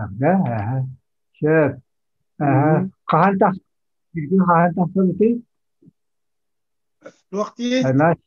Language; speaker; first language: Russian; non-native, local second language; Yakut